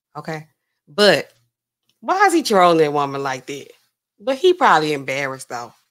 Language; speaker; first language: English; native; English